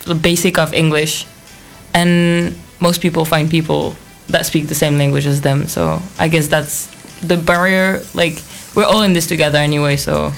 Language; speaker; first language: English; non-native, fluent; Polish